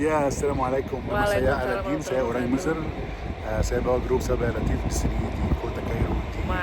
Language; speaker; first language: Indonesian; non-native, fluent; Arabic